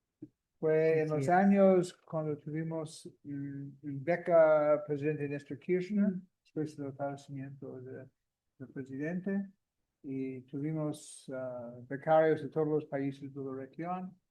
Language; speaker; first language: Spanish; non-native, fluent; English